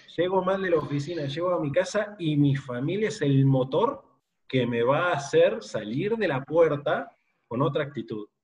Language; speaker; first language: Spanish; native; Spanish